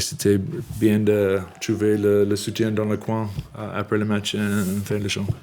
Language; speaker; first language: French; non-native, learner; English